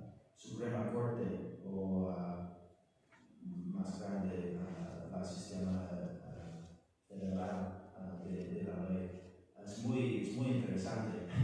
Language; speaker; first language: Spanish; non-native, learner; English